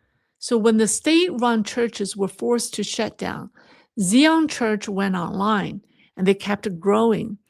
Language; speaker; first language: English; non-native, fluent; Chinese